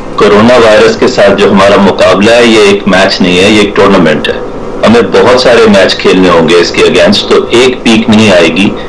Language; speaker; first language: Urdu; native; Urdu